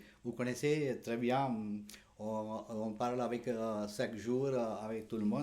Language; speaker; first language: French; non-native, learner; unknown